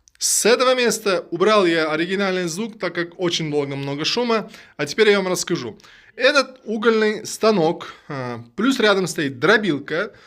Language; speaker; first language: Russian; non-native, local second language; Uzbek